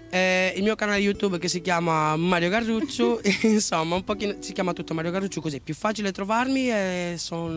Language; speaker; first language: Italian; native; Italian